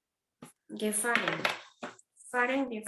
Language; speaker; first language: German; non-native, fluent; Spanish